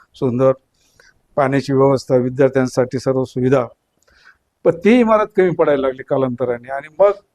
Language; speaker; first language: Marathi; native; Marathi